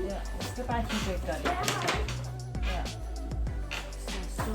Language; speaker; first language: Danish; non-native, learner; Thai